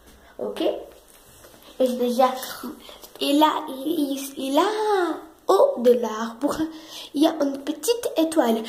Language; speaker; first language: French; non-native, learner; Portuguese